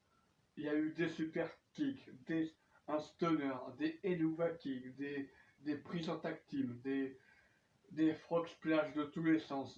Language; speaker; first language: French; native; French